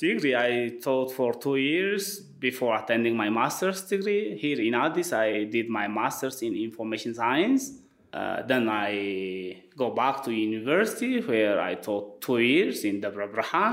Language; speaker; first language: English; non-native, fluent; Wolaytta